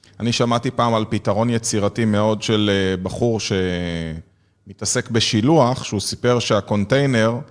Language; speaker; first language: Hebrew; native; Hebrew